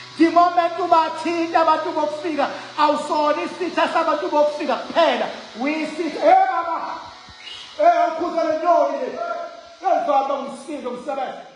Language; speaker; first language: Zulu; native; Zulu